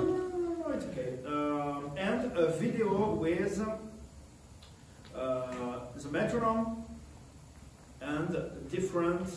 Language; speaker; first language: English; non-native, learner; French